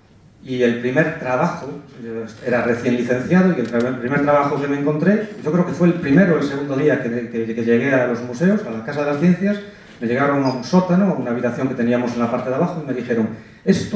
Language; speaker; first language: Spanish; native; Spanish